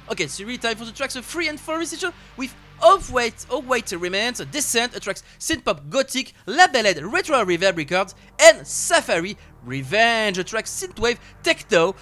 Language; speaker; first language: English; non-native, learner; French